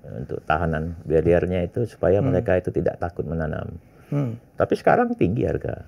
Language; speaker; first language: Indonesian; native; Indonesian